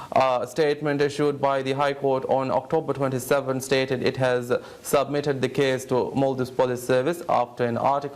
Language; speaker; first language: English; non-native, local second language; Divehi